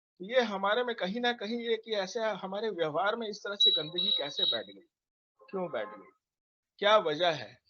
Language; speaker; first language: Hindi; native; Hindi